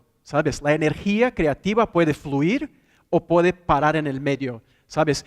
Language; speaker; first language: Spanish; non-native, fluent; Portuguese